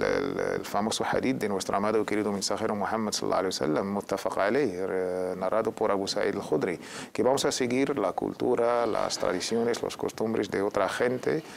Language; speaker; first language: Spanish; native; Spanish